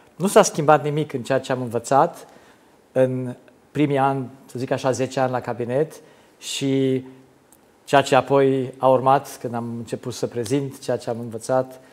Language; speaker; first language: Romanian; non-native, local second language; German